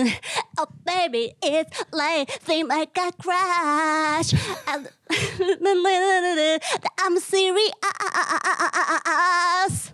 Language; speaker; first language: English; non-native, learner; Japanese